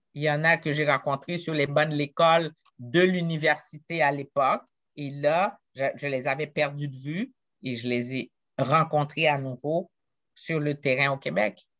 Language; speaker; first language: French; non-native, local second language; Haitian Creole